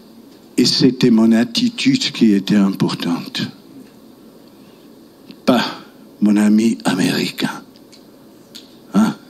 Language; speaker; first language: French; non-native, local second language; German